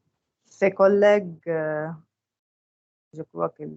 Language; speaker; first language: French; non-native, local second language; Arabic